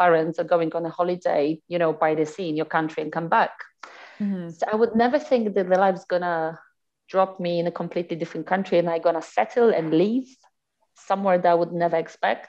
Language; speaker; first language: English; non-native, fluent; Polish